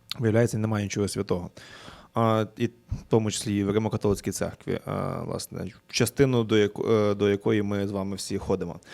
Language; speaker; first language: Ukrainian; native; Ukrainian